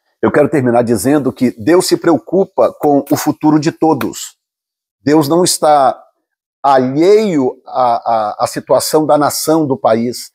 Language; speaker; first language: Portuguese; native; Portuguese